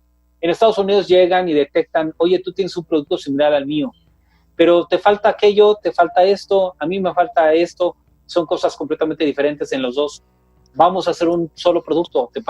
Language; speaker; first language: Spanish; native; Spanish